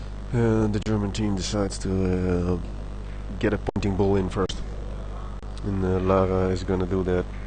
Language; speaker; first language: English; non-native, fluent; Dutch